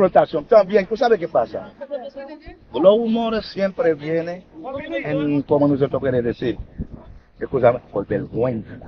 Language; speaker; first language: Spanish; non-native, learner; Haitian Creole